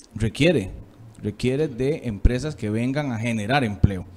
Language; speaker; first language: Spanish; native; Spanish